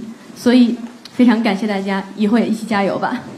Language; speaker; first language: Chinese; native; Chinese